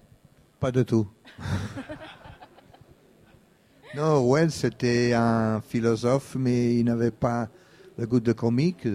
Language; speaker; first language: French; non-native, fluent; Italian